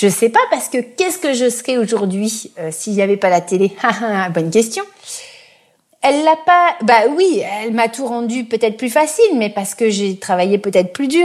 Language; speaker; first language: French; native; French